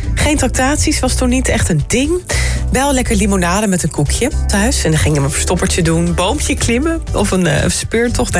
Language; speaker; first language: Dutch; native; Dutch